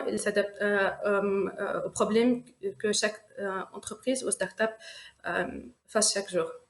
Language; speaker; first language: French; non-native, local second language; Arabic